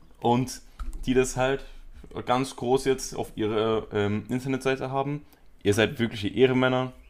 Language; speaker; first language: German; early bilingual, other home language; Spanish